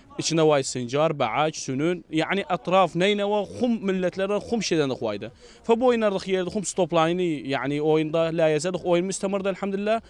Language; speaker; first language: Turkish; native; Turkish